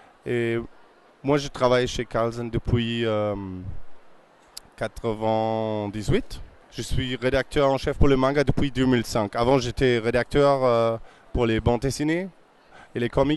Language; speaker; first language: French; non-native, fluent; German